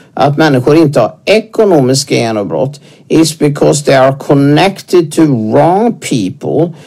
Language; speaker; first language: English; non-native, fluent; Swedish